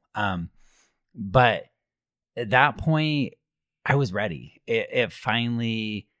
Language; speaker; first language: English; native; English